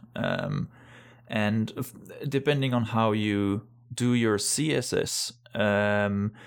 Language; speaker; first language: English; non-native, fluent; Dutch